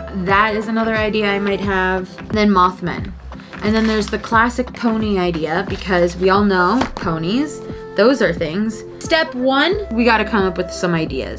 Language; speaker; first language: English; native; English